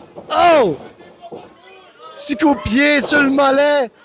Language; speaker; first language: French; native; French